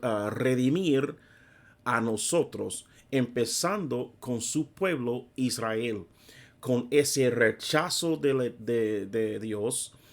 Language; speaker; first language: Spanish; non-native, fluent; English